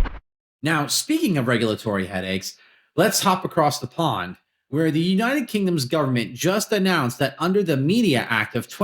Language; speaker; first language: English; native; English